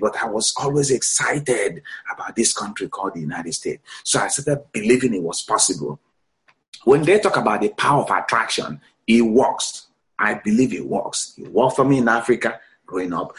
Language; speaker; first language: English; non-native, local second language; Igbo